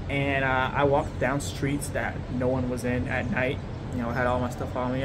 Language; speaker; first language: English; native; English